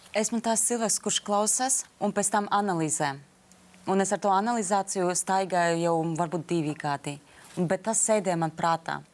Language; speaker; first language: Latvian; non-native, local second language; Russian